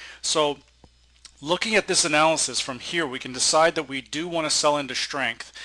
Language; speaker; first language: English; native; English